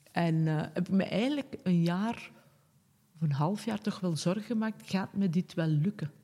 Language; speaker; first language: Dutch; native; Dutch